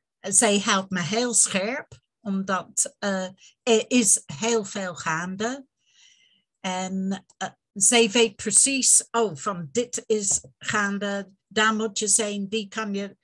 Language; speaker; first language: Dutch; non-native, fluent; English